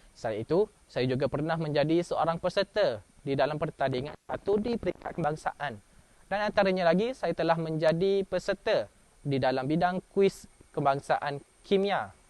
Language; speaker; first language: Malay; native; Malay